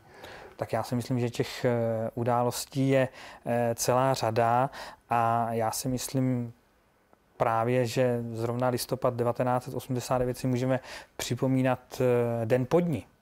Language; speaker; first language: Czech; native; Czech